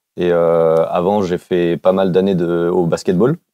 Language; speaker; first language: French; native; French